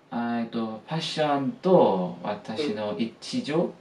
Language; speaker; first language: Japanese; non-native, fluent; Korean